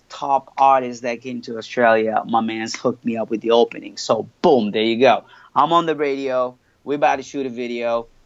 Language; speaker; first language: English; non-native, fluent; French